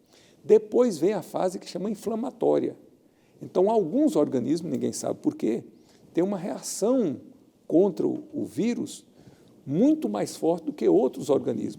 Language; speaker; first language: Portuguese; native; Portuguese